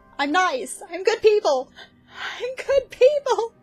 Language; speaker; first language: English; native; English